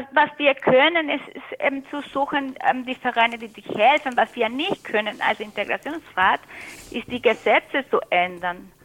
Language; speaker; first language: German; non-native, fluent; Spanish